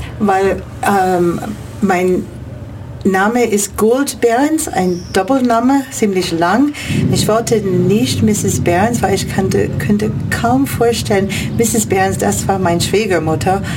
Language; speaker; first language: German; non-native, fluent; English